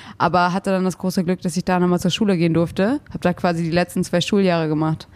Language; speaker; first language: German; early bilingual, other home language; English